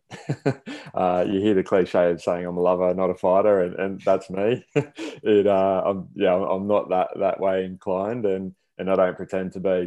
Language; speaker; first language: English; native; English